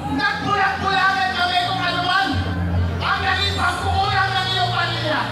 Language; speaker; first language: Filipino; non-native, local second language; Iloko